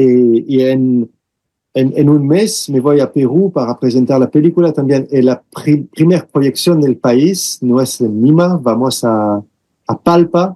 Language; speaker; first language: Spanish; non-native, fluent; French